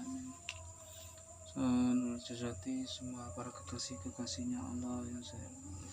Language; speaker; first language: Indonesian; non-native, local second language; Javanese